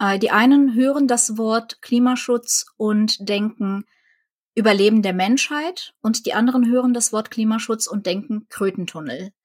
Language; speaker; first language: German; early bilingual, other home language; Russian